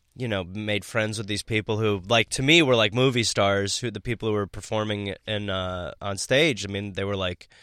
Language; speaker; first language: English; native; English